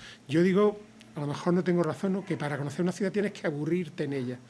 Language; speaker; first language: Spanish; native; Spanish